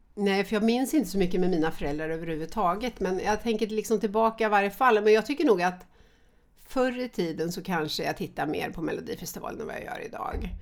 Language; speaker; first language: Swedish; native; Swedish